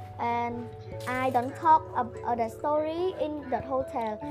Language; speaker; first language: English; non-native, learner; Khmer